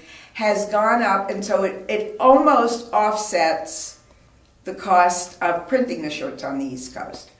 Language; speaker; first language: English; native; English